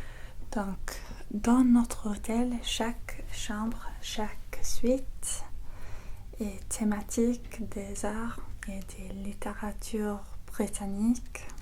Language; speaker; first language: French; non-native, fluent; English